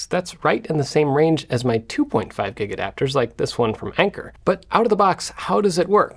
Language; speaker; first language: English; native; English